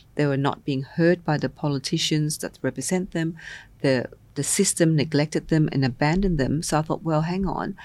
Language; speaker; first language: English; non-native, local second language; Vietnamese